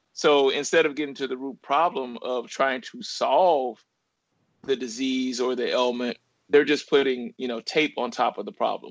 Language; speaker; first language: English; native; English